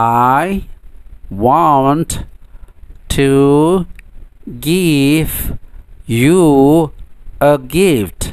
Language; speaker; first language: English; non-native, fluent; Indonesian